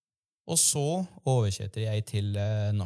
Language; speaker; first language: Norwegian; non-native, fluent; Spanish